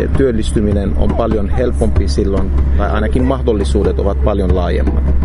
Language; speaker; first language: Finnish; non-native, fluent; Arabic